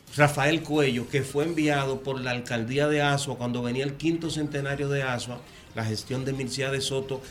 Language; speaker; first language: Spanish; native; Spanish